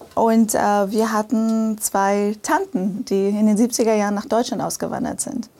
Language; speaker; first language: German; early bilingual, other home language; Portuguese